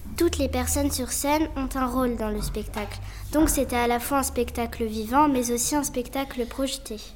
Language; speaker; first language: French; native; French